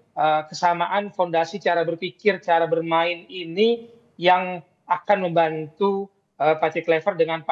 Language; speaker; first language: Indonesian; native; Indonesian